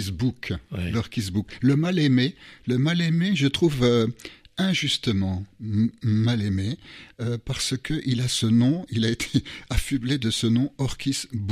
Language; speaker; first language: French; non-native, local second language; Luxembourgish